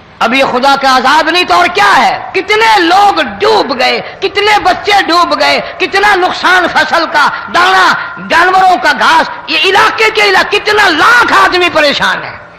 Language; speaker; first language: Urdu; non-native, local second language; Saraiki